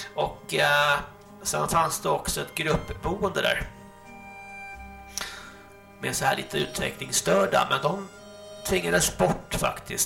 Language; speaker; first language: Swedish; native; Swedish